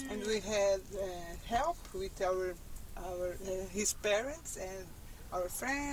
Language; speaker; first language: English; non-native, learner; Portuguese